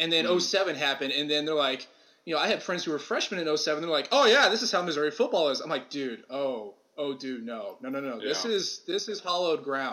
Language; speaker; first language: English; native; English